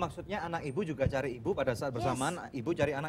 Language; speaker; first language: Indonesian; native; Indonesian